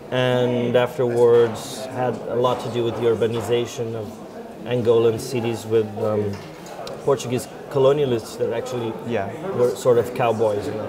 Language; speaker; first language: English; non-native, fluent; Portuguese